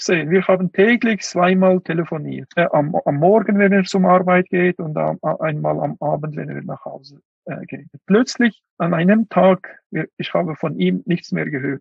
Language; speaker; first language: German; non-native, fluent; Uyghur